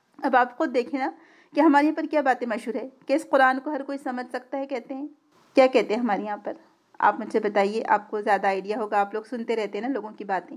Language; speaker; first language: Urdu; native; Urdu